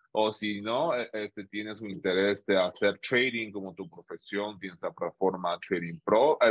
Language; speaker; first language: Spanish; non-native, fluent; Chinese